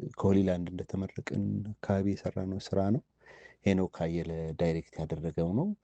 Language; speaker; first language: Amharic; native; Amharic